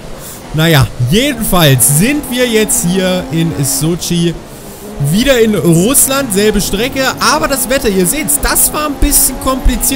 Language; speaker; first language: German; native; German